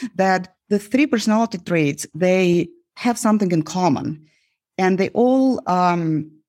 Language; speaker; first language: English; non-native, fluent; Uzbek